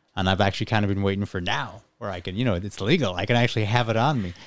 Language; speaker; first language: English; native; English